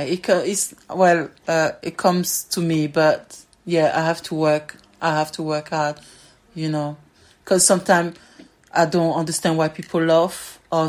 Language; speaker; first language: English; non-native, fluent; French